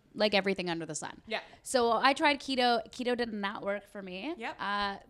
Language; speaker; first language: English; native; English